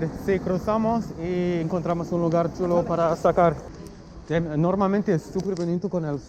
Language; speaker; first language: Spanish; non-native, fluent; English